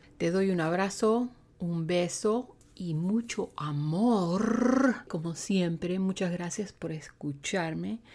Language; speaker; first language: Spanish; native; Spanish